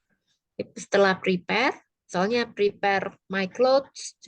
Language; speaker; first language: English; non-native, fluent; Indonesian